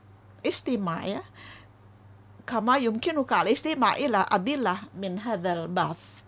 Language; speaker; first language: Arabic; non-native, fluent; Indonesian